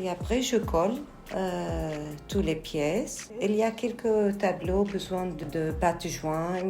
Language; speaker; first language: French; non-native, learner; Arabic